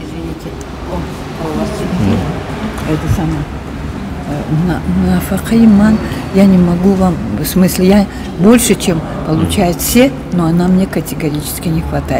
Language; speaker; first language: Russian; non-native, local second language; Tajik